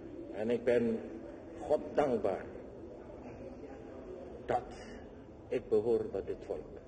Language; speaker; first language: Dutch; non-native, fluent; Indonesian